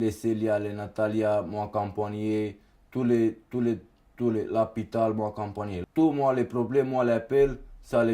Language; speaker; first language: French; non-native, learner; Romanian